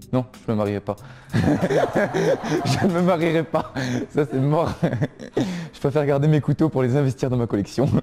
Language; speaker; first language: French; native; French